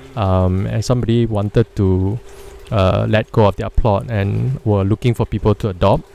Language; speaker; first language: English; non-native, local second language; Chinese